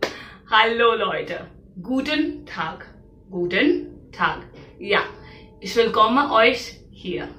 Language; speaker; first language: German; non-native, fluent; Hindi